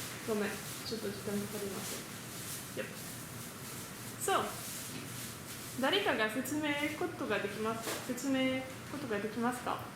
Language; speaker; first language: Japanese; non-native, learner; French